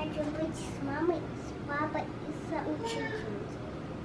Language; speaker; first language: Russian; early bilingual, heritage; Russian